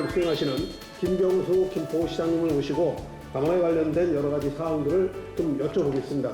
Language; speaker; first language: Korean; native; Korean